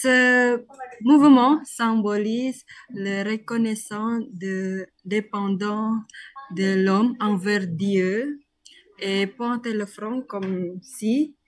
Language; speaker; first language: French; non-native, learner; Indonesian